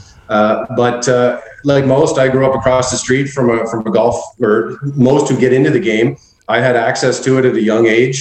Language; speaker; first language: English; native; English